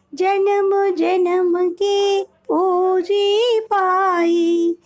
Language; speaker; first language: Hindi; non-native, local second language; Telugu